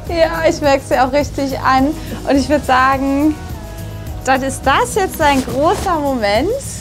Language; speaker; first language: German; native; German